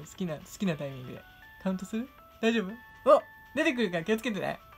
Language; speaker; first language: Japanese; native; Japanese